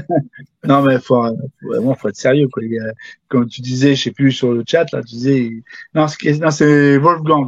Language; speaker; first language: French; native; French